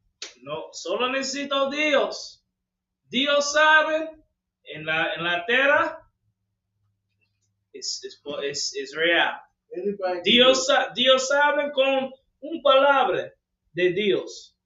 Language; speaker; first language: Spanish; non-native, learner; English